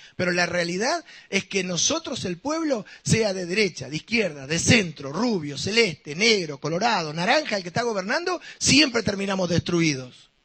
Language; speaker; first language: Spanish; native; Spanish